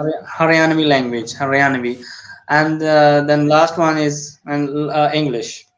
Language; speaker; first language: English; non-native, learner; Urdu